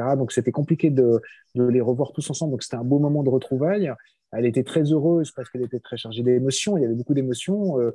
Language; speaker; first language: French; native; French